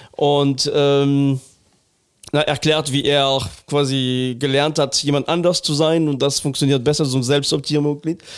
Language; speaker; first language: German; non-native, fluent; French